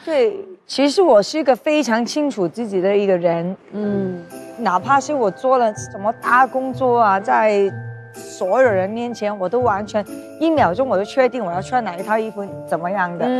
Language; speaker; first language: Chinese; non-native, local second language; Cantonese